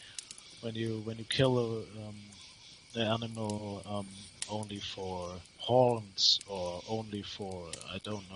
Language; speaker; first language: English; non-native, learner; German